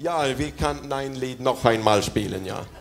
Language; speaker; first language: German; non-native, fluent; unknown